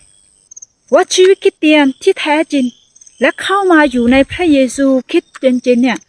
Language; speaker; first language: Thai; non-native, fluent; Akha